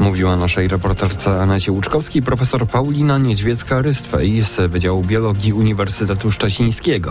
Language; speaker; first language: Polish; native; Polish